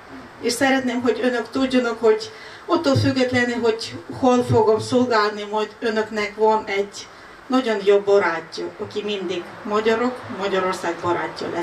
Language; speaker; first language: Hungarian; non-native, fluent; Ukrainian